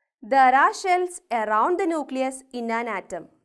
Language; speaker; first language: English; non-native, local second language; Malayalam